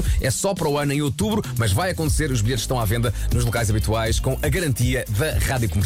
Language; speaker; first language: Portuguese; native; Portuguese